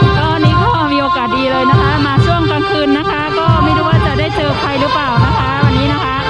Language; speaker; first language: Thai; non-native, fluent; Khün